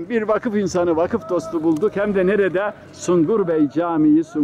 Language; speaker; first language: Turkish; native; Turkish